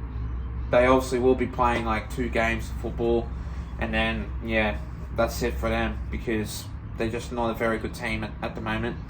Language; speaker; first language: English; native; English